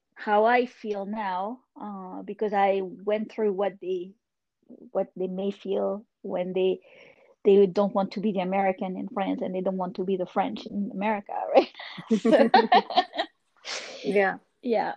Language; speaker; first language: English; non-native, fluent; French